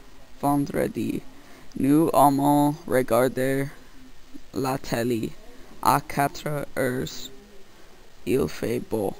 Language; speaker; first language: French; non-native, learner; English